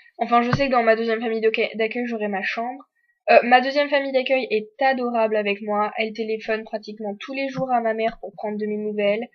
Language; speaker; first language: French; native; French